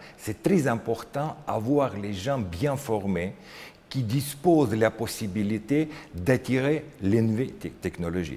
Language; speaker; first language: French; non-native, learner; Russian